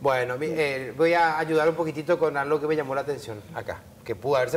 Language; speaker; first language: Spanish; native; Spanish